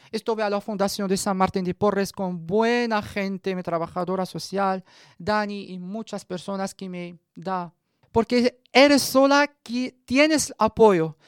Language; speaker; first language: Spanish; non-native, learner; Arabic